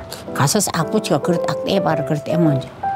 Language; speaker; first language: Korean; native; Korean